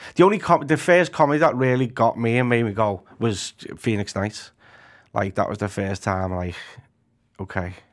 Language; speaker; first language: English; native; English